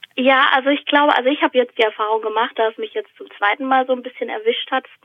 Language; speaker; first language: German; native; German